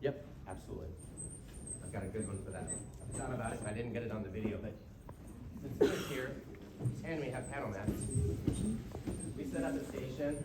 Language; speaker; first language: English; native; English